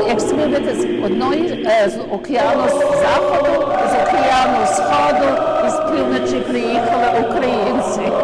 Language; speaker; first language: Ukrainian; early bilingual, heritage; Ukrainian